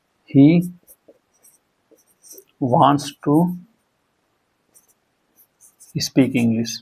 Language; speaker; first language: English; non-native, local second language; Hindi